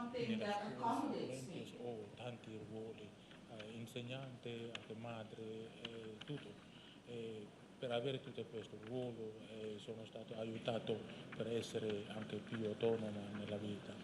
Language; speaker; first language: Italian; non-native, learner; Indonesian